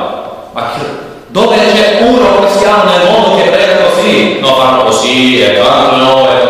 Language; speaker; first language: Italian; non-native, learner; English